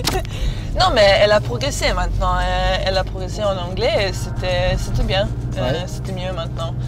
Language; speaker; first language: French; non-native, learner; Serbian